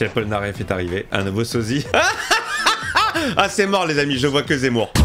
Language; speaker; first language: French; native; French